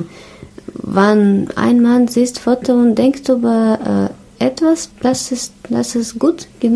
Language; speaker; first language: German; non-native, learner; Russian